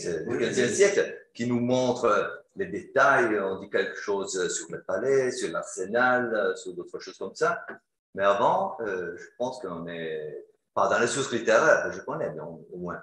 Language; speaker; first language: French; non-native, fluent; Italian